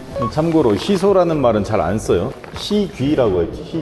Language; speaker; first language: Korean; native; Korean